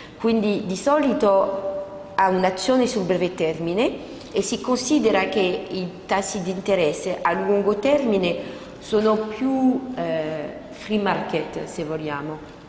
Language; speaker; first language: Italian; non-native, fluent; French